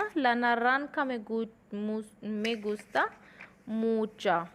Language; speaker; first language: Spanish; non-native, learner; Hindi